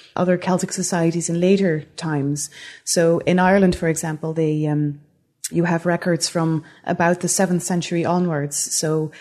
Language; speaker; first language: English; non-native, fluent; Dutch